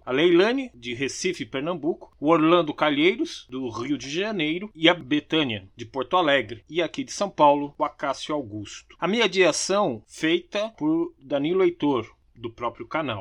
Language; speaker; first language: Portuguese; native; Portuguese